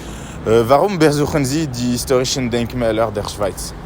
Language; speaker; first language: German; non-native, learner; French